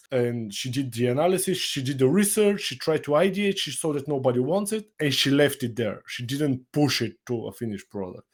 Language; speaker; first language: English; non-native, fluent; Bulgarian